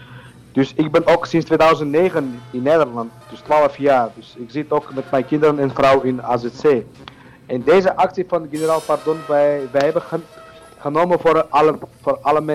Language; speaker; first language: Dutch; non-native, learner; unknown